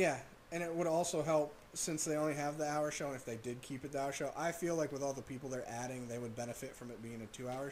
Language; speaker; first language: English; native; English